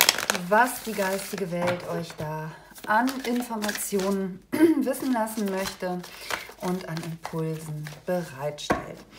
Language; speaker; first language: German; native; German